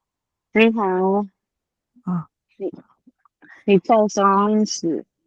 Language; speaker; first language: Chinese; non-native, learner; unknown